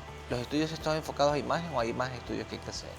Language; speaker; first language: Spanish; native; Spanish